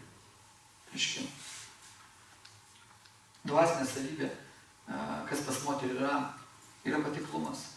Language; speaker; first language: Lithuanian; native; Lithuanian